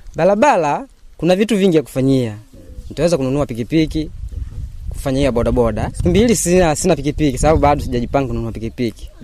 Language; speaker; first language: Swahili; non-native, local second language; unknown